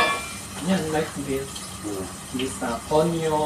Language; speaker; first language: English; non-native, learner; Filipino